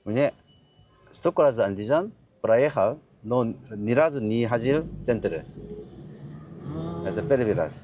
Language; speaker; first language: Russian; non-native, learner; Korean